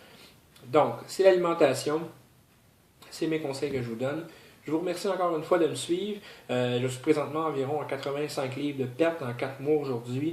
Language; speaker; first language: French; native; French